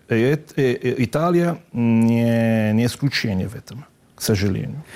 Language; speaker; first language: Russian; non-native, fluent; Italian